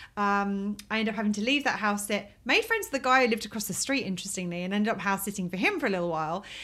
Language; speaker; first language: English; native; English